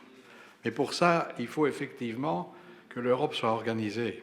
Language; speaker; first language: French; native; French